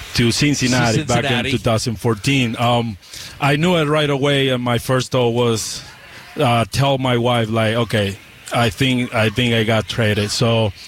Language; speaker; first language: English; non-native, learner; Spanish